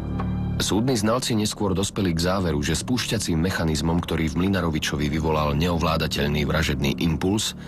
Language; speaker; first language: Slovak; native; Slovak